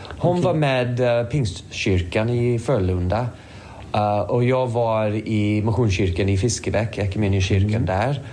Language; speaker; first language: Swedish; non-native, fluent; English